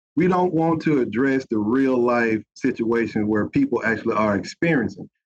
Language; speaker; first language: English; native; English